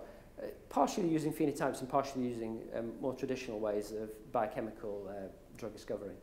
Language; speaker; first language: English; native; English